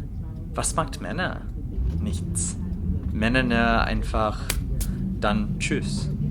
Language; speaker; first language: German; non-native, fluent; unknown